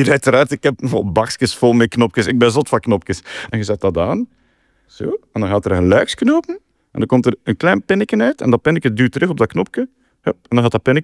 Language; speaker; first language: Dutch; native; Dutch